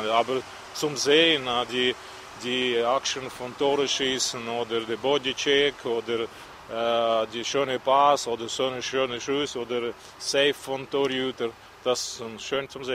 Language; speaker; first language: German; non-native, learner; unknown